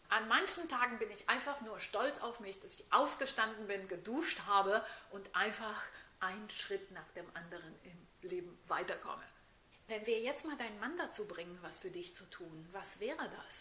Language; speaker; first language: German; native; German